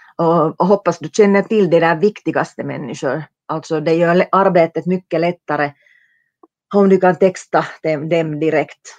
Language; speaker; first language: Swedish; non-native, local second language; Finnish